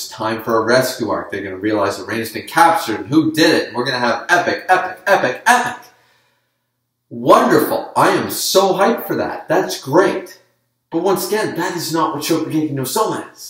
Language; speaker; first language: English; native; English